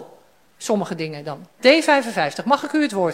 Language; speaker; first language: Dutch; native; Dutch